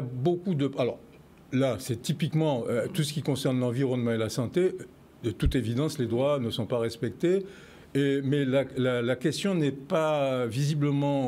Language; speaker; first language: French; native; French